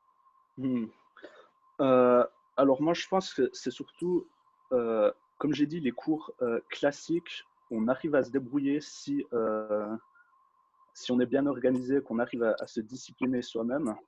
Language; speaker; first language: French; early bilingual, other home language; Turkish